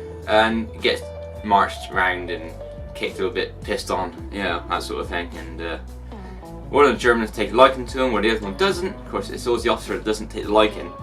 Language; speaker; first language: English; native; English